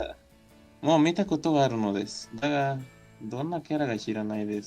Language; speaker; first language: Japanese; non-native, learner; Spanish